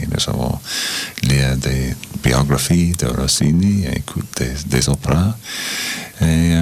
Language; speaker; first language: French; non-native, fluent; English